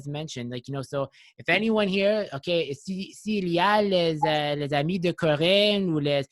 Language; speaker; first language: French; non-native, local second language; English